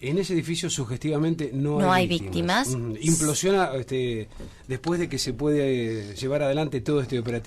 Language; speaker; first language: Spanish; native; Spanish